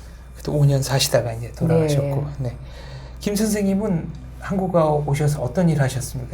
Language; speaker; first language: Korean; native; Korean